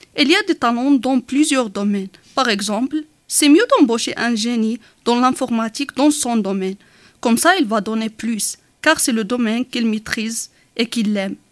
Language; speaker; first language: French; non-native, local second language; Arabic